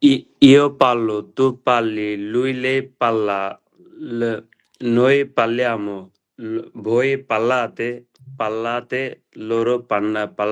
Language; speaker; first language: Italian; non-native, learner; Bangla